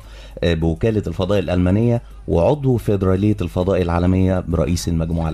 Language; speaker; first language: Arabic; native; Arabic